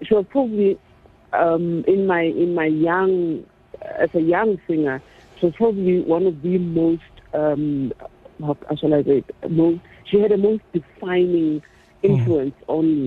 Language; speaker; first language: English; non-native, local second language; Zulu